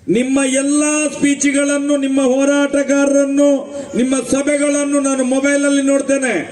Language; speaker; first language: Kannada; non-native, local second language; Tulu